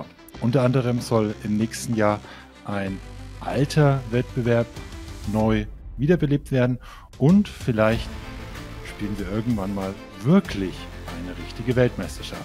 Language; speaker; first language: German; native; German